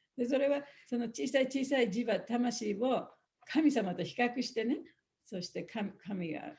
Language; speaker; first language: Japanese; native; Japanese